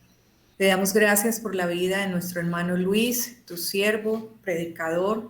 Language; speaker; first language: Spanish; native; Spanish